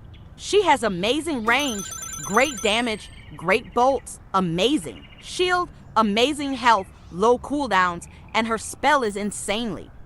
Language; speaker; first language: English; native; English